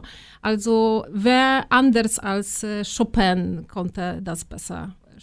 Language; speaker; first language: German; non-native, fluent; Polish